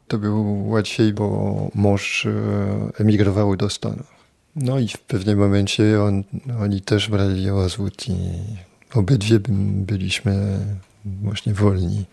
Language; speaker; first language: Polish; non-native, fluent; French